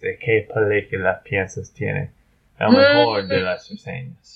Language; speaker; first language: Spanish; non-native, learner; English